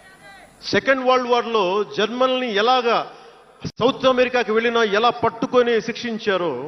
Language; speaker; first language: Telugu; native; Telugu